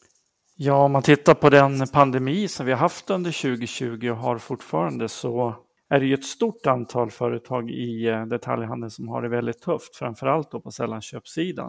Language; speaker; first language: Swedish; native; Swedish